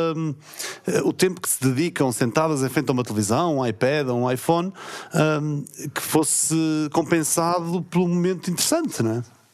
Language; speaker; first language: Portuguese; native; Portuguese